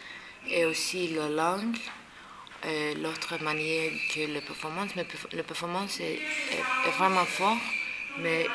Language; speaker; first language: French; non-native, learner; Norwegian